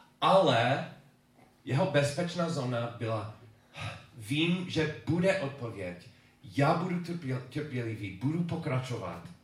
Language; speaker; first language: Czech; non-native, learner; English